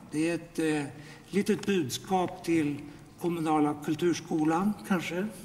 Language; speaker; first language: Swedish; native; Swedish